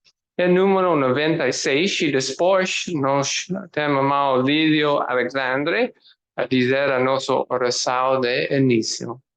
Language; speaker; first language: Portuguese; non-native, learner; English